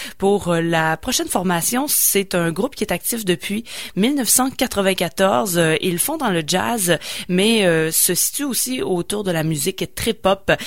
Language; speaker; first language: French; native; French